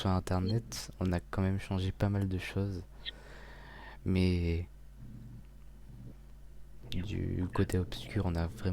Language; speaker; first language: French; native; French